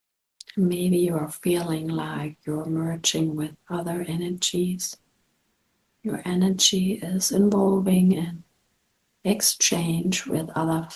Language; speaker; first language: English; non-native, fluent; German